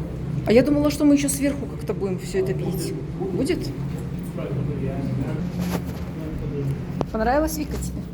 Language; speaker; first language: Russian; native; Russian